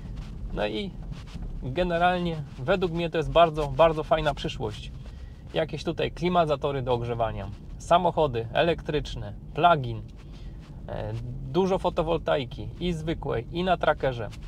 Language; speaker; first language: Polish; native; Polish